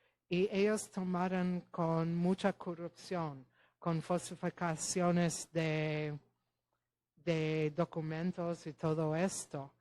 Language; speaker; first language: Spanish; non-native, fluent; Polish